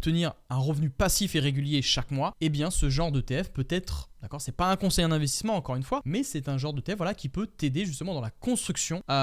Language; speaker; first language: French; native; French